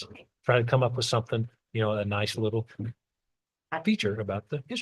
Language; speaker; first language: English; native; English